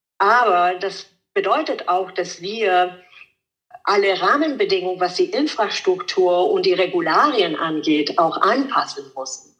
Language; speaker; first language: German; non-native, fluent; Italian